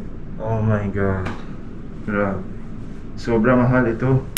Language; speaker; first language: Filipino; non-native, learner; Arabic